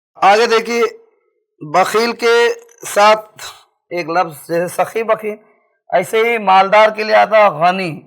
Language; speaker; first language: Urdu; native; Urdu